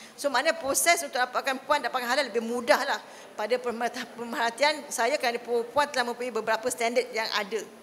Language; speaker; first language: Malay; native; Malay